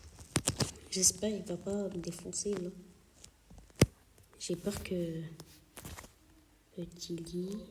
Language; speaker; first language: French; native; French